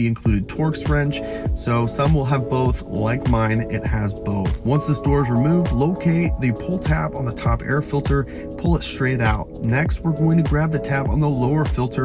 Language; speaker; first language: English; native; English